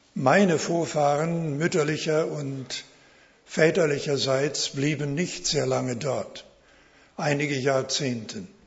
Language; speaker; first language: German; early bilingual, heritage; German